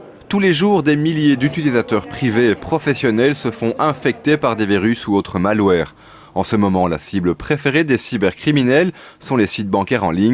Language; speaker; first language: French; native; French